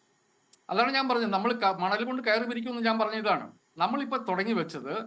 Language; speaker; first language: Malayalam; native; Malayalam